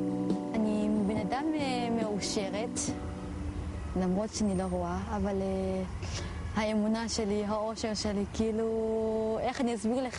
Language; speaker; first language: Hebrew; non-native, fluent; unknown